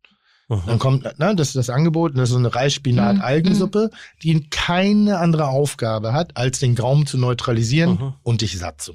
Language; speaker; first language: German; native; German